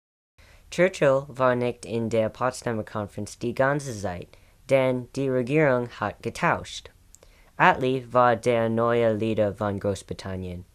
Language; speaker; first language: German; non-native, learner; English